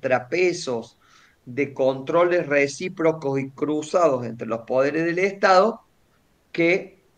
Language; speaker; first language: Spanish; native; Spanish